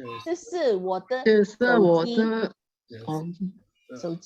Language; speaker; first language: Chinese; non-native, fluent; Indonesian